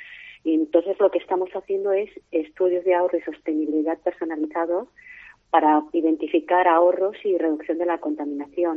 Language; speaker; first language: Spanish; native; Spanish